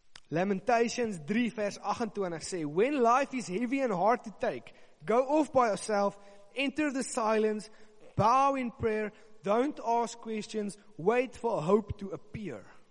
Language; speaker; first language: English; non-native, local second language; Afrikaans